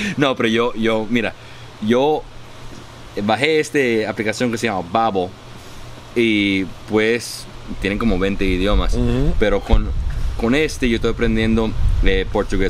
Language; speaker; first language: Spanish; early bilingual, heritage; Spanish